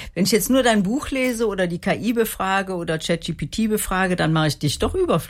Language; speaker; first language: German; native; German